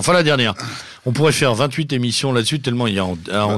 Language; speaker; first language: French; native; French